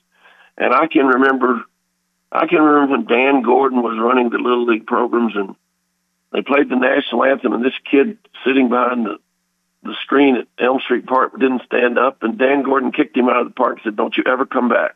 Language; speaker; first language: English; native; English